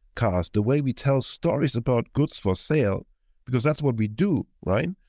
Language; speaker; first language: English; non-native, fluent; German